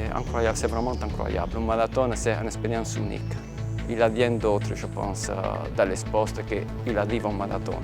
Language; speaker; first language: French; non-native, fluent; Italian